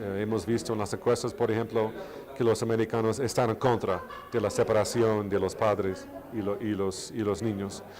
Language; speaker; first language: Spanish; non-native, fluent; English